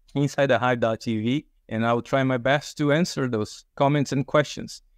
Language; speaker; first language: English; early bilingual, other home language; Portuguese